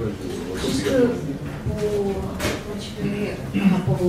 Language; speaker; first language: French; non-native, fluent; Portuguese